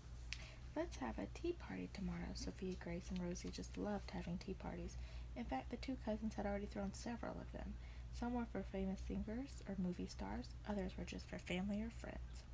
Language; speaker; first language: English; native; English